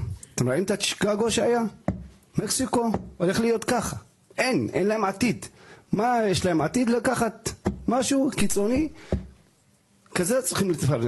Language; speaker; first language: Hebrew; non-native, fluent; Tigrinya